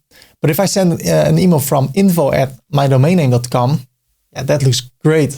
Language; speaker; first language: English; non-native, fluent; Dutch